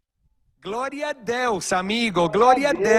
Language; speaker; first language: Portuguese; non-native, learner; Spanish